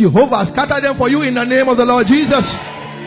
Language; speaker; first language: English; non-native, local second language; Yoruba